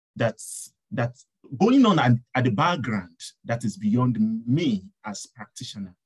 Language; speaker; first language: English; non-native, local second language; Yoruba